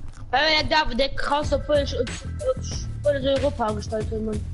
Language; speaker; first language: German; non-native, local second language; Luxembourgish